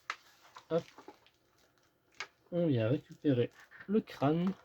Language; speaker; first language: French; native; French